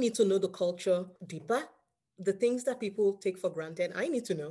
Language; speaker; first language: English; non-native, local second language; Yoruba